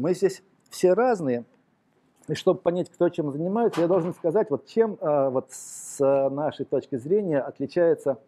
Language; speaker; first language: Russian; native; Russian